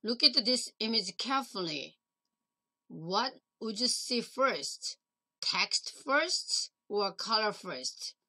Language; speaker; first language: English; non-native, learner; Korean